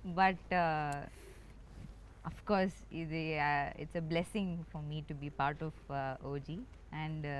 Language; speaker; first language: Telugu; non-native, learner; Tamil